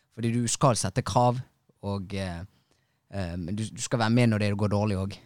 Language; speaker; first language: Norwegian; early bilingual, other home language; Tigrinya